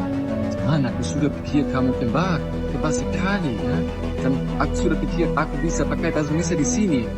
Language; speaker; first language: Indonesian; non-native, learner; German